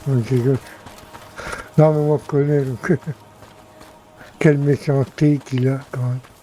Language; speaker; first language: French; native; French